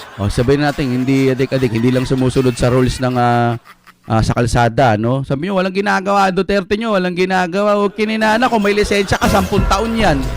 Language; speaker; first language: Filipino; non-native, local second language; Iloko